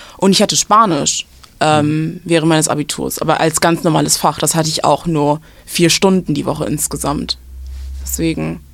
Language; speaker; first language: German; native; German